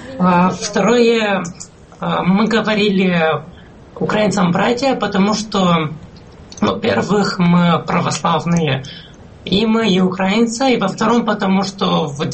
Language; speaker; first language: Russian; non-native, fluent; Romanian